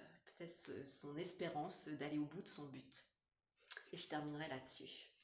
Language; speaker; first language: French; native; French